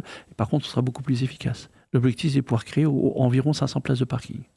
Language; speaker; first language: French; native; French